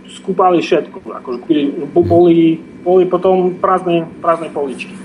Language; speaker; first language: Slovak; non-native, fluent; Russian